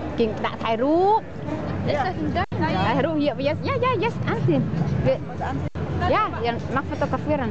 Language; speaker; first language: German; non-native, learner; Thai